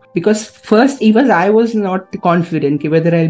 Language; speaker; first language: English; non-native, local second language; Gujarati